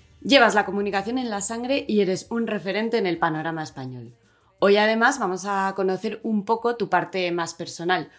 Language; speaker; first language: Spanish; native; Spanish